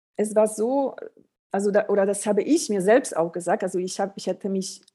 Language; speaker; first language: German; early bilingual, other home language; Polish